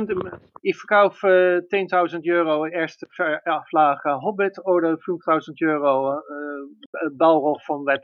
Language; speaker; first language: German; non-native, learner; Dutch